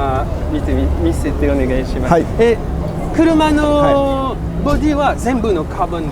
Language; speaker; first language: Japanese; non-native, learner; French